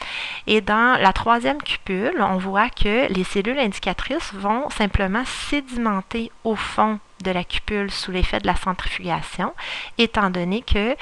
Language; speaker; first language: French; native; French